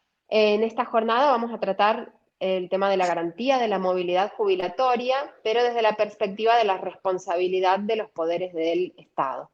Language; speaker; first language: Spanish; native; Spanish